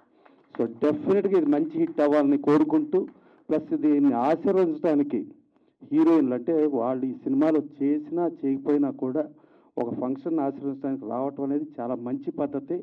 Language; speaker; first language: Telugu; native; Telugu